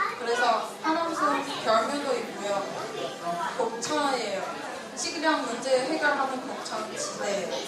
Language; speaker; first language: Korean; non-native, fluent; Chinese